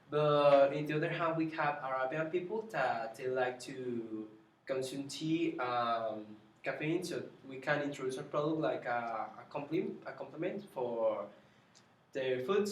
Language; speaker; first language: English; non-native, learner; Spanish